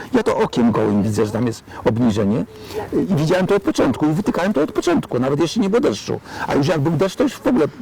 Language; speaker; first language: Polish; native; Polish